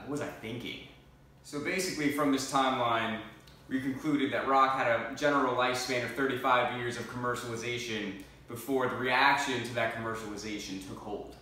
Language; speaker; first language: English; native; English